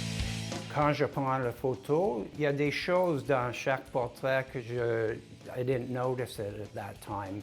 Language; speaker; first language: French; non-native, local second language; English